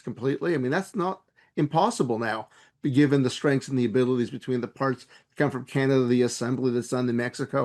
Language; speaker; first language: English; native; English